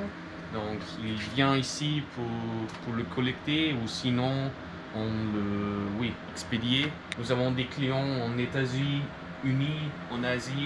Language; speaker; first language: French; non-native, fluent; German